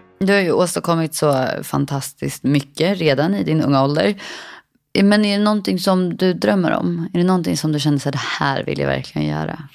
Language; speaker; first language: Swedish; native; Swedish